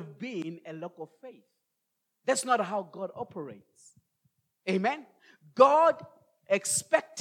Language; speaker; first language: English; non-native, local second language; Tswana